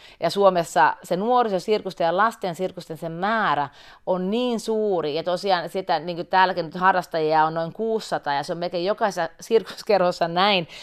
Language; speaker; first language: Finnish; native; Finnish